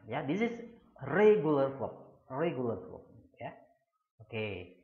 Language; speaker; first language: English; non-native, fluent; Indonesian